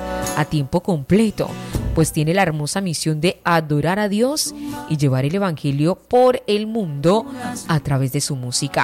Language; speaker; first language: Spanish; native; Spanish